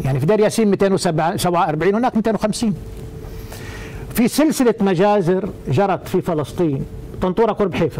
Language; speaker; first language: Arabic; native; Arabic